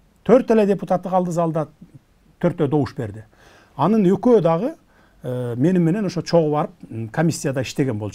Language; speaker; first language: Kyrgyz; native; Kyrgyz